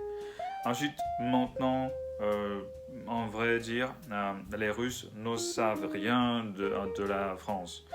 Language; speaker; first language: French; non-native, learner; Russian